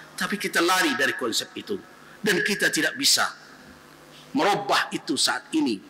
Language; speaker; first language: Malay; non-native, local second language; Minangkabau